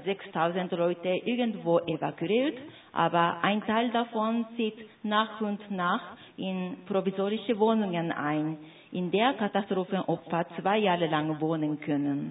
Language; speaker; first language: German; non-native, fluent; Japanese